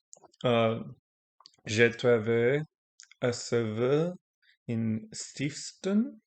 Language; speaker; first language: French; non-native, learner; English